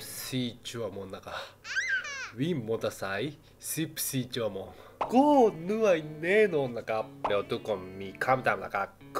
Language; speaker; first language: Thai; non-native, learner; Japanese